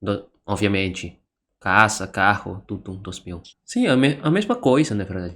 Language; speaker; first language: Portuguese; non-native, learner; Indonesian